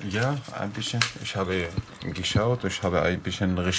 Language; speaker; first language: German; non-native, learner; Arabic